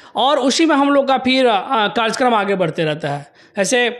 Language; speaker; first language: Hindi; native; Hindi